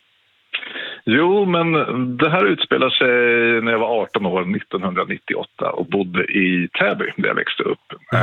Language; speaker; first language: Swedish; native; Swedish